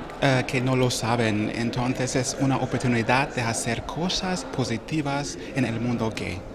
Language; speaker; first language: Spanish; non-native, learner; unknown